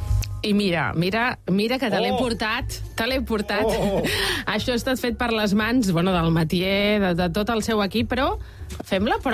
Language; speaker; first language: Catalan; native; Catalan